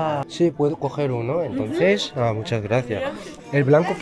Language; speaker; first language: Spanish; non-native, fluent; Korean